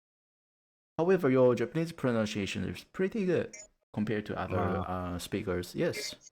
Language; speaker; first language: English; non-native, learner; Japanese